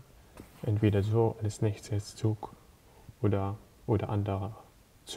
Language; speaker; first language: German; non-native, learner; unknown